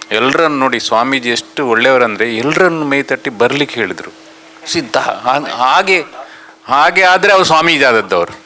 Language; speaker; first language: Kannada; non-native, local second language; Tulu